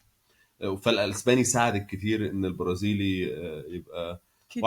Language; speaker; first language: Arabic; native; Arabic